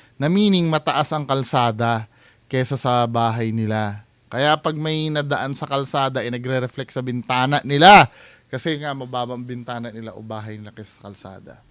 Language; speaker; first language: Filipino; native; Filipino